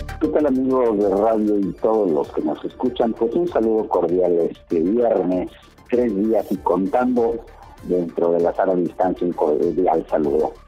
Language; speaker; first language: Spanish; native; Spanish